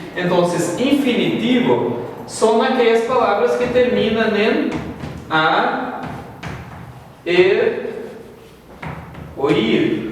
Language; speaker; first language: Spanish; non-native, fluent; Portuguese